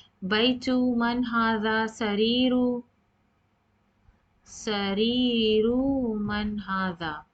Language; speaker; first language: Arabic; non-native, fluent; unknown